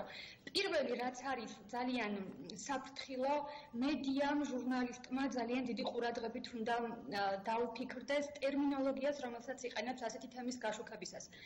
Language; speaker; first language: Georgian; native; Georgian